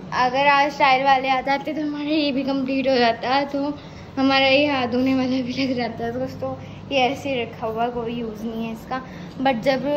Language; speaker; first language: Hindi; non-native, local second language; Punjabi